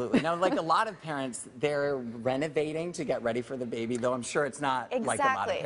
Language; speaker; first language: English; native; English